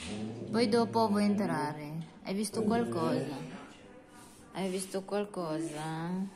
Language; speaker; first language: Italian; non-native, learner; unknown